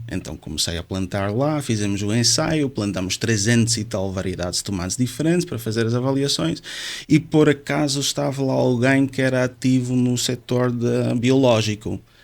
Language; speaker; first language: Portuguese; non-native, fluent; Dutch